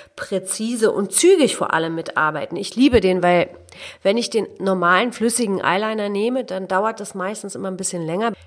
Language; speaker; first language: German; early bilingual, other home language; Polish